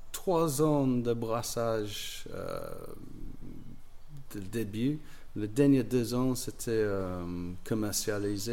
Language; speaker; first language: French; non-native, learner; English